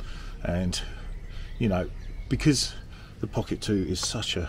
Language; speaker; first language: English; native; English